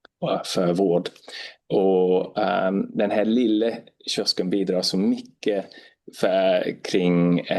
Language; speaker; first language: Swedish; non-native, fluent; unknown